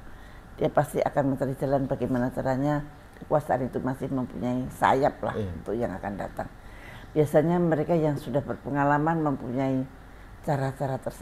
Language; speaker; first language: Indonesian; native; Indonesian